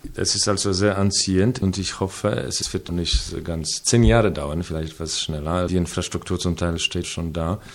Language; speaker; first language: German; non-native, fluent; Polish